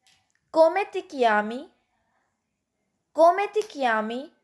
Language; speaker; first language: Italian; non-native, fluent; Urdu